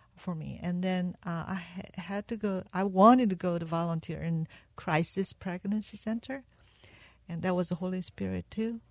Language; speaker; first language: English; non-native, fluent; Korean